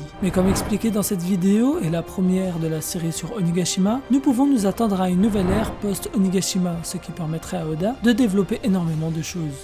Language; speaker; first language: French; native; French